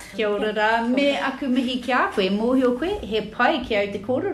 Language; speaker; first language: Māori; non-native, local second language; English